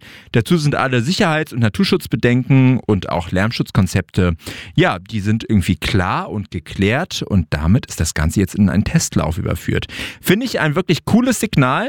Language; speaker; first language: German; native; German